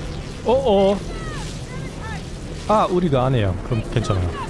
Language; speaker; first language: Korean; non-native, learner; German